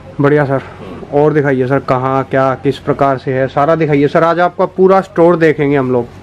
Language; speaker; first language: Hindi; native; Hindi